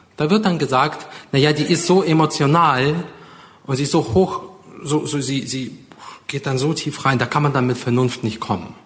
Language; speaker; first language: German; early bilingual, other home language; Russian